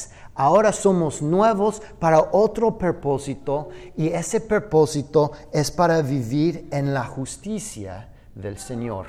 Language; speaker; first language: Spanish; non-native, fluent; English